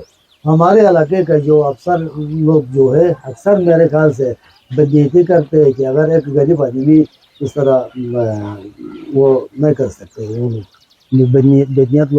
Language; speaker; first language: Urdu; non-native, local second language; Shina